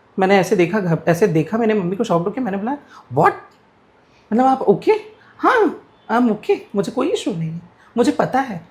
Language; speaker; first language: Hindi; non-native, local second language; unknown